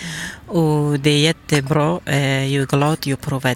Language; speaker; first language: Swedish; non-native, learner; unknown